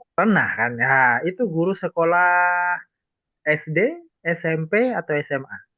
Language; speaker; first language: Indonesian; native; Indonesian